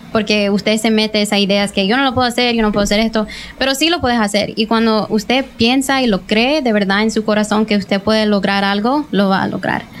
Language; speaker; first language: Spanish; early bilingual, heritage; Spanish